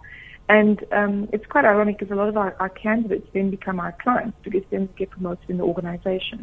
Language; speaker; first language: English; native; English